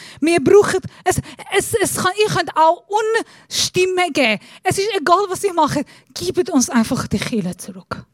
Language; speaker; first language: German; non-native, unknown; Persian